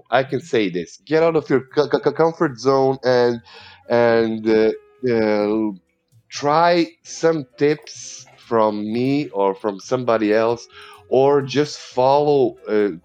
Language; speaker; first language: English; non-native, fluent; Serbian